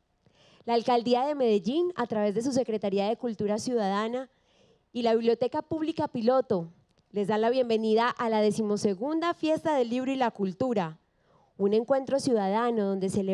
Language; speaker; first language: Spanish; native; Spanish